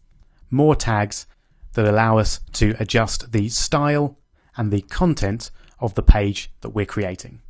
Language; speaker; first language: English; native; English